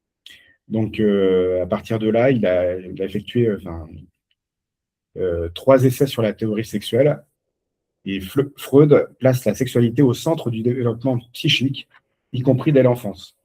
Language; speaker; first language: French; native; French